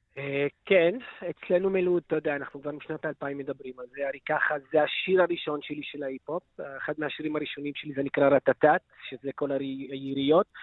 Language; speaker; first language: Hebrew; non-native, local second language; Arabic